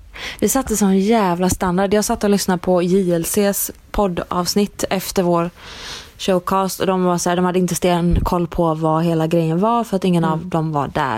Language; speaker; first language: Swedish; native; Swedish